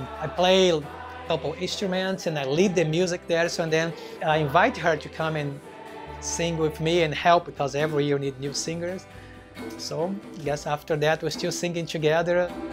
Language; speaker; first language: English; non-native, fluent; Portuguese